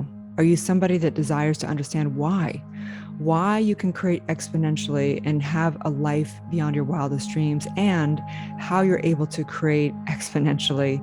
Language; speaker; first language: English; native; English